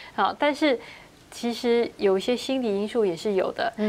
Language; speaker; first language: Chinese; native; Chinese